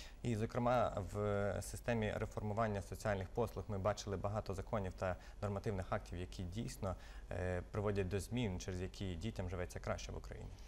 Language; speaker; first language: Ukrainian; native; Ukrainian